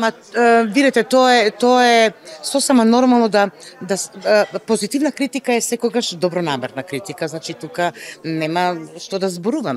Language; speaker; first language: Macedonian; native; Macedonian